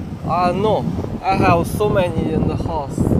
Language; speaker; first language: English; non-native, learner; Chinese